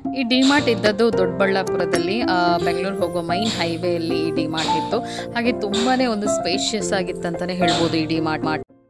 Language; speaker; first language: Kannada; native; Kannada